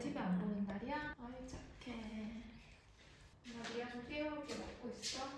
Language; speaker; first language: Korean; native; Korean